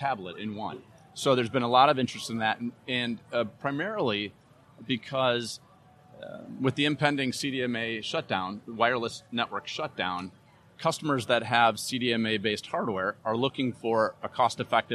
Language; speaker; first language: English; native; English